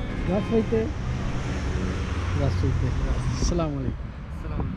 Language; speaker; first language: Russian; non-native, learner; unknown